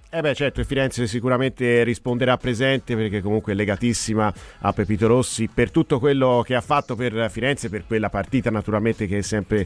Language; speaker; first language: Italian; native; Italian